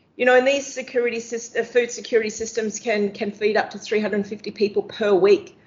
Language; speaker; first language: English; native; English